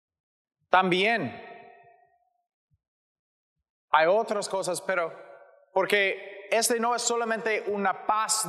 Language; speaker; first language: Spanish; non-native, learner; English